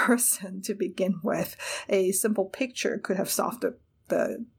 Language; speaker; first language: English; non-native, local second language; Cantonese